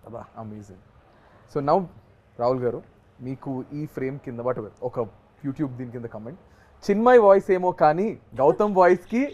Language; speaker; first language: Telugu; native; Telugu